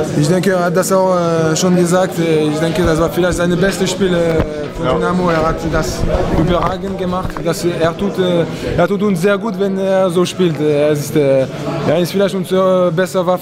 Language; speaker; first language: German; non-native, fluent; French